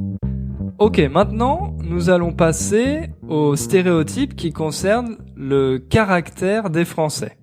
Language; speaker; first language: French; native; French